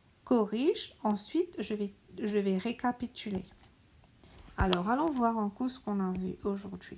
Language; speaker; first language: French; non-native, local second language; Morisyen